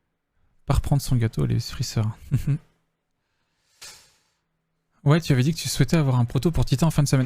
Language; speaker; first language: French; native; French